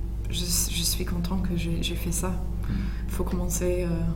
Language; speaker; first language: French; non-native, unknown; English